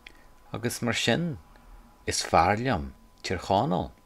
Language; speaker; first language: Irish; non-native, fluent; English